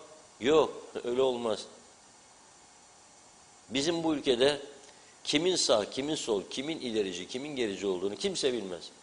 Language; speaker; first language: Turkish; native; Turkish